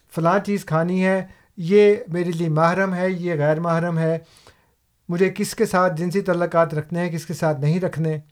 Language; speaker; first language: Urdu; non-native, local second language; Punjabi